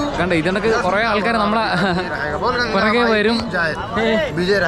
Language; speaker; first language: Malayalam; native; Malayalam